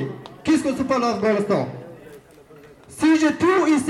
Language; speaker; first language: French; non-native, learner; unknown